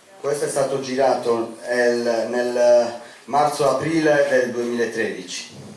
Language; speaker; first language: Italian; native; Italian